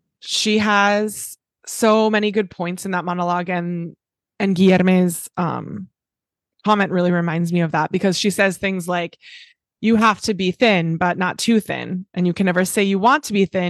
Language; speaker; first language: English; native; English